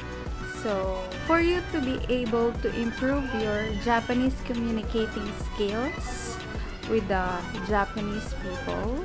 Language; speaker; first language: English; non-native, local second language; Filipino